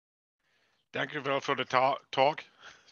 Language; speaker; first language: Dutch; non-native, learner; German